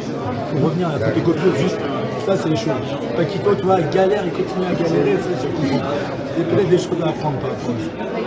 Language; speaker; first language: French; native; French